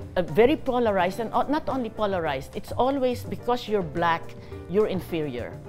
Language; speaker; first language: English; non-native, local second language; Bikol